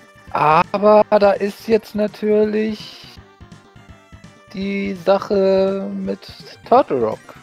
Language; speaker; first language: German; native; German